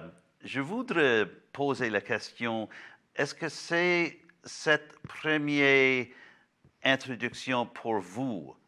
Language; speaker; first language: French; non-native, local second language; English